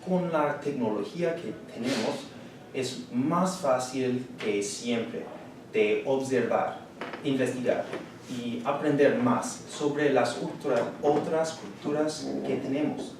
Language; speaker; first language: Spanish; non-native, learner; English